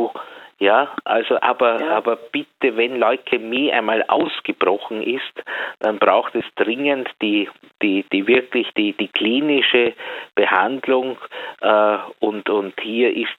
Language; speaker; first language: German; native; German